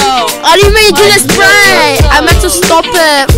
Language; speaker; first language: English; native; English